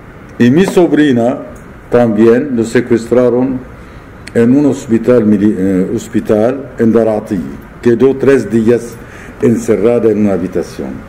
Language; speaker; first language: Spanish; non-native, fluent; Arabic